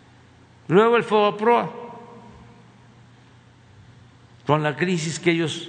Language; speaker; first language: Spanish; native; Spanish